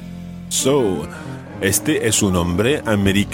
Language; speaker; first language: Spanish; non-native, fluent; English